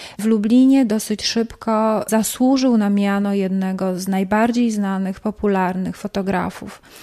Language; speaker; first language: Polish; native; Polish